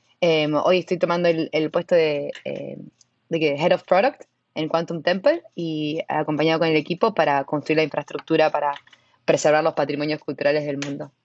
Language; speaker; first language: Spanish; native; Spanish